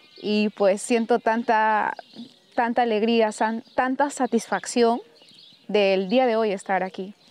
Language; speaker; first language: Spanish; native; Spanish